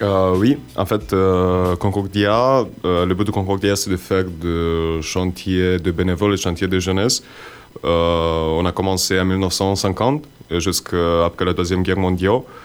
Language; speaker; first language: French; non-native, fluent; Romanian